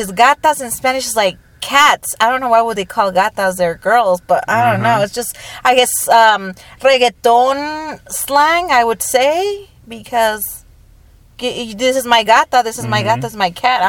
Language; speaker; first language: English; native; English